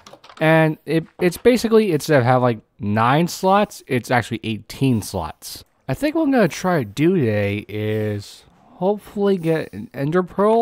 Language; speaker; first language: English; native; English